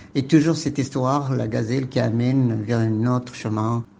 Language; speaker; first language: French; non-native, local second language; Arabic